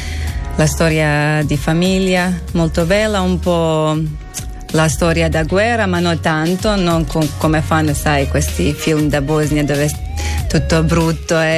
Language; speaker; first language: Italian; non-native, learner; Croatian